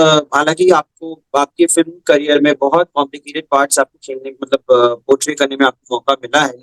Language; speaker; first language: Hindi; native; Hindi